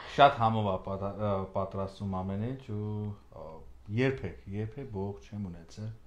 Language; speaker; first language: Armenian; non-native, fluent; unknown